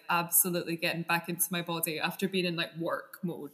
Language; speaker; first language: English; native; English